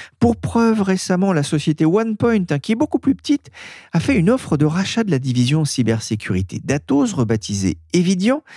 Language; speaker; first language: French; native; French